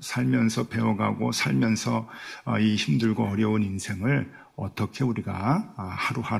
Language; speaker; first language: Korean; native; Korean